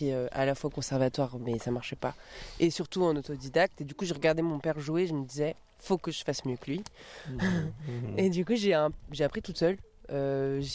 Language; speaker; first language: French; native; French